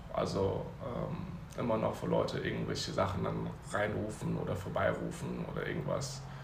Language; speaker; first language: German; early bilingual, other home language; Chinese